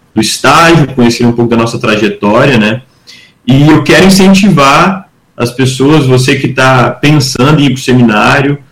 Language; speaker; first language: Portuguese; native; Portuguese